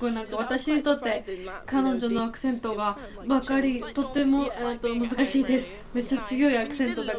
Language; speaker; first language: Japanese; non-native, learner; Georgian